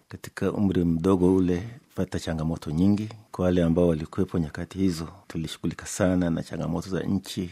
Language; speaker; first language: Swahili; non-native, local second language; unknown